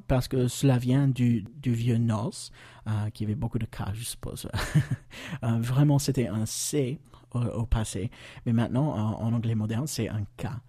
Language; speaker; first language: French; non-native, fluent; English